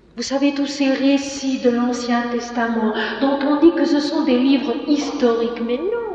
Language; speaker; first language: French; native; French